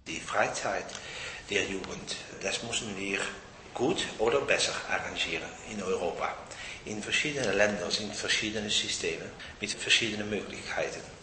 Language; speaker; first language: German; non-native, fluent; Dutch